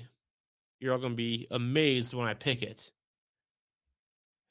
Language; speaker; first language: English; native; English